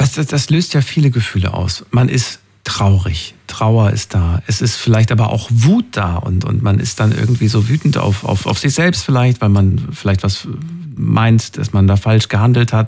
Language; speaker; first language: German; native; German